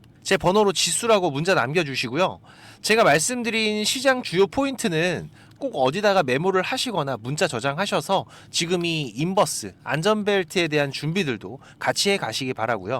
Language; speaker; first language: Korean; native; Korean